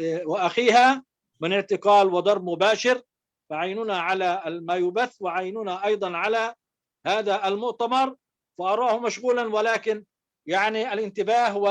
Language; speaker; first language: Arabic; native; Arabic